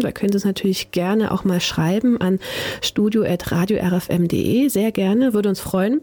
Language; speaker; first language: German; native; German